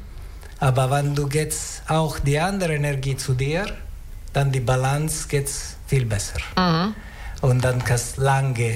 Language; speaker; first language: German; non-native, learner; Italian